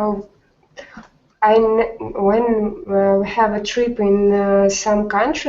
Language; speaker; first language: English; non-native, learner; Russian